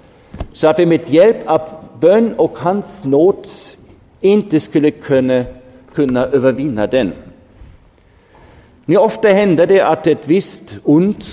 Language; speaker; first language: Swedish; non-native, fluent; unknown